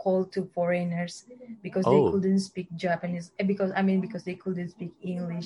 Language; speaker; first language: English; non-native, learner; Indonesian